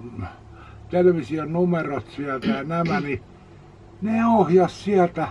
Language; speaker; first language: Finnish; native; Finnish